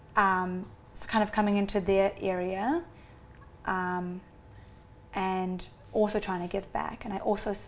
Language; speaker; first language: English; native; English